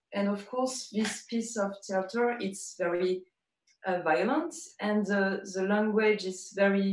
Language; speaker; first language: English; non-native, learner; French